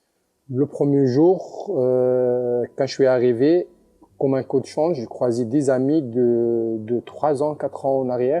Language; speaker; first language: French; non-native, local second language; Arabic